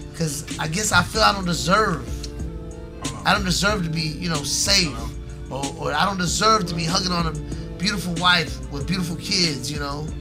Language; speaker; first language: English; native; English